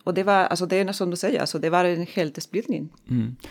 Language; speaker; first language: Swedish; non-native, learner; Spanish